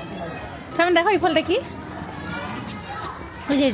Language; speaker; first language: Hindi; non-native, learner; Bangla